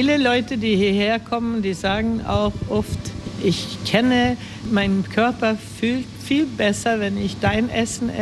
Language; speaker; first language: German; early bilingual, heritage; German